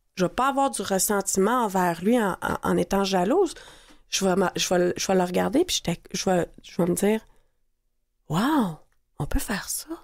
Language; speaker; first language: French; native; French